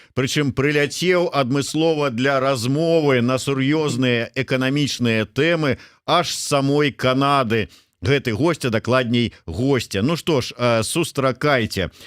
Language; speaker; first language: Belarusian; native; Belarusian